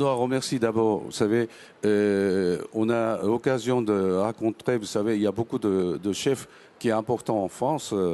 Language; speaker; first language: French; non-native, fluent; Japanese